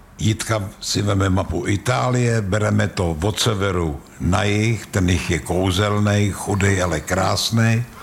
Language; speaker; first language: Czech; native; Czech